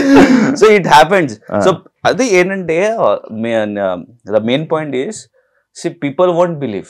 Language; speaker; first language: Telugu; non-native, learner; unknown